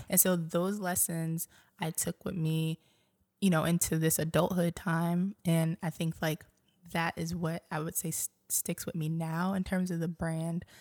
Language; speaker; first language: English; native; English